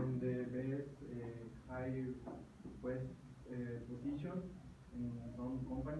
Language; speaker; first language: English; non-native, learner; Spanish